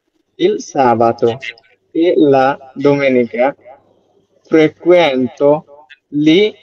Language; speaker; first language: Italian; non-native, learner; Bangla